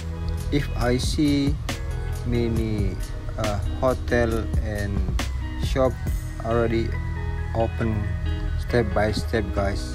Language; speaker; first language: English; non-native, learner; Indonesian